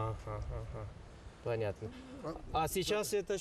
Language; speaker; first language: Russian; non-native, learner; Korean